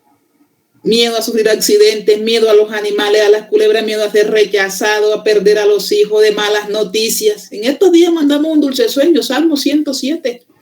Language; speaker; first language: Spanish; native; Spanish